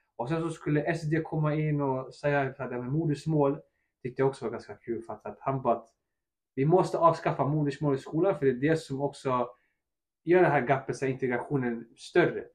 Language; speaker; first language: Swedish; early bilingual, other home language; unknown